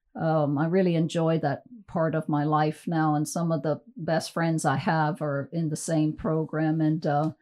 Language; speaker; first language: English; native; English